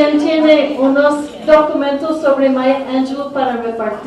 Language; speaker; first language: Spanish; early bilingual, heritage; Spanish